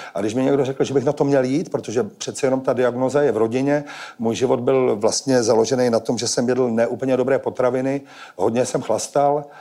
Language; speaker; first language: Czech; native; Czech